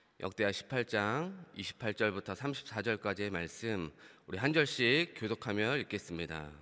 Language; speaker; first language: Korean; native; Korean